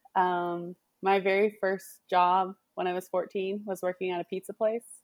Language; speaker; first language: English; native; English